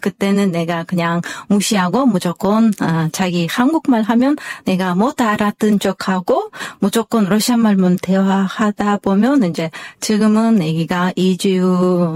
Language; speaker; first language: Korean; non-native, fluent; Kyrgyz